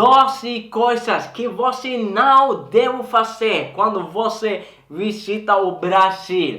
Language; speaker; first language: Portuguese; non-native, learner; Swedish